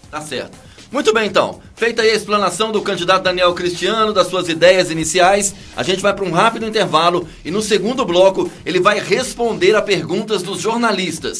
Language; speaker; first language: Portuguese; native; Portuguese